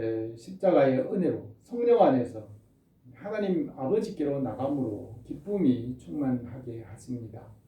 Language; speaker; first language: Korean; native; Korean